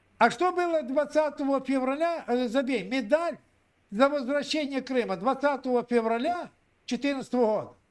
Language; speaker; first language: Russian; non-native, local second language; Ukrainian